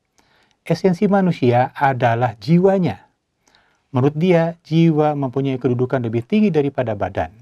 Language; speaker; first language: Indonesian; native; Indonesian